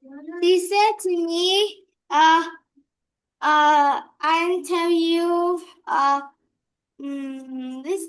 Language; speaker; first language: English; non-native, learner; Vietnamese